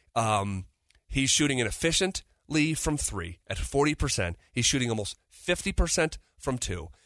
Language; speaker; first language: English; native; English